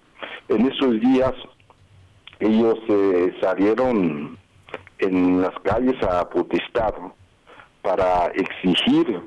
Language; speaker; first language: Spanish; non-native, fluent; Haitian Creole